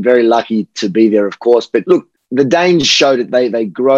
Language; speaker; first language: English; native; English